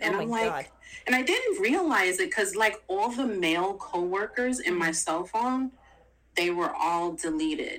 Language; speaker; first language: English; native; English